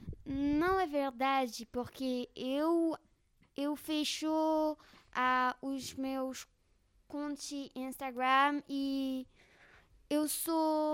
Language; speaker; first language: Portuguese; non-native, learner; French